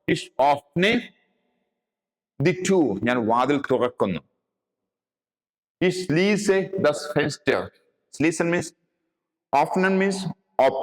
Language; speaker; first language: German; non-native, fluent; Malayalam